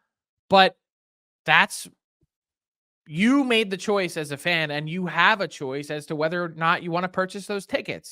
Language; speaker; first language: English; native; English